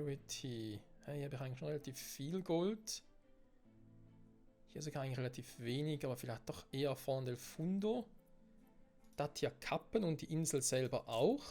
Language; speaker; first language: German; native; German